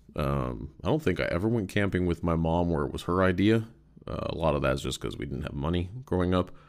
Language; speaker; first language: English; native; English